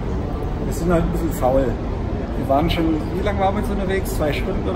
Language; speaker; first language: German; native; German